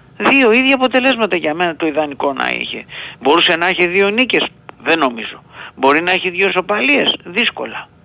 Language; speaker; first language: Greek; native; Greek